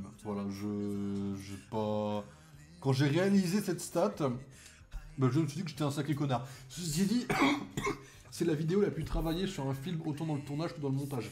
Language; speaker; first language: French; native; French